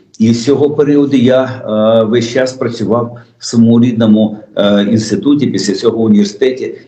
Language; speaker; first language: Ukrainian; native; Ukrainian